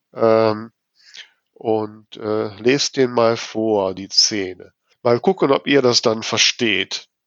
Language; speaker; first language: German; native; German